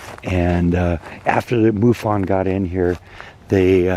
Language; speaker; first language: English; native; English